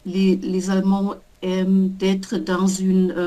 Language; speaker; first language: French; non-native, learner; German